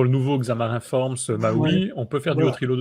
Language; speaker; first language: French; native; French